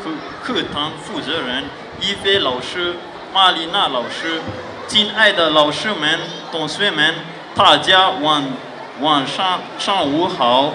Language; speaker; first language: Chinese; non-native, fluent; Malagasy